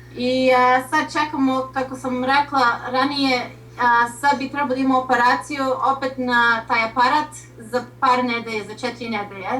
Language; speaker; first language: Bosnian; early bilingual, heritage; Serbian